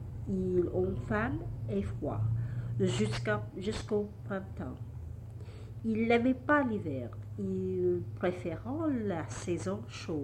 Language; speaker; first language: French; non-native, learner; English